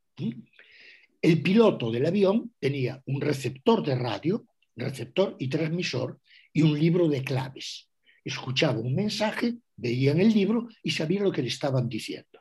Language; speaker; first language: Spanish; non-native, local second language; Galician